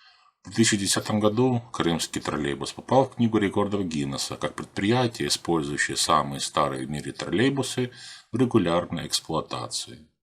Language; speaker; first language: Russian; native; Russian